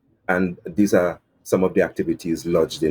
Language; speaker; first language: English; native; English